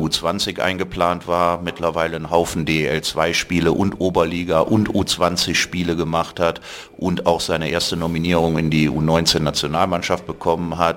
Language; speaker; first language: German; native; German